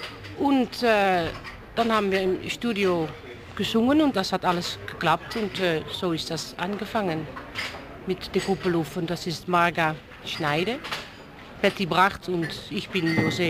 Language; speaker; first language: German; non-native, fluent; Dutch